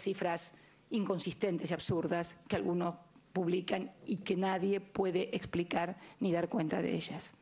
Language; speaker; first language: Spanish; native; Spanish